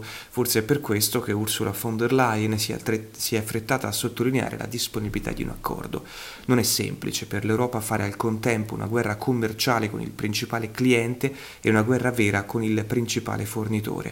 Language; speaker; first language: Italian; native; Italian